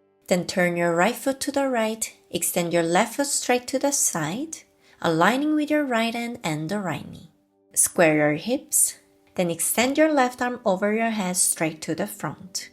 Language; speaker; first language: English; non-native, fluent; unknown